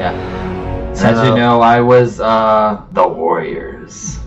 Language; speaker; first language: English; native; English